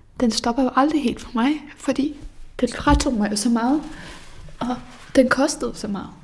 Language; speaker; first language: Danish; early bilingual, other home language; Bosnian